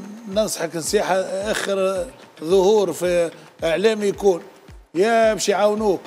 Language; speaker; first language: Arabic; native; Arabic